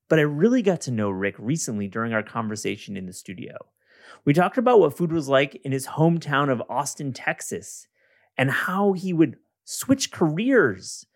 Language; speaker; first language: English; native; English